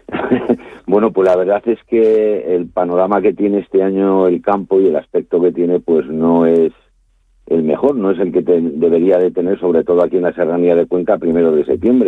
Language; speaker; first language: Spanish; native; Spanish